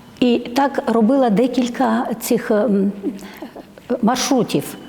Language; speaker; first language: Ukrainian; non-native, fluent; Georgian